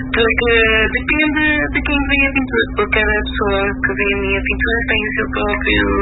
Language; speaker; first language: Portuguese; early bilingual, heritage; Portuguese